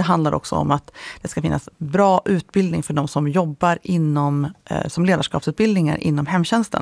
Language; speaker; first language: Swedish; native; Swedish